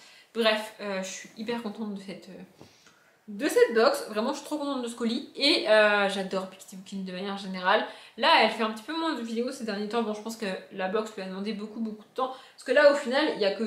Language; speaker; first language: French; native; French